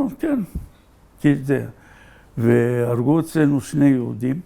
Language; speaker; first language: Hebrew; native; Hebrew